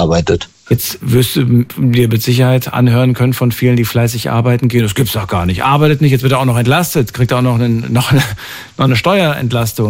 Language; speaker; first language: German; native; German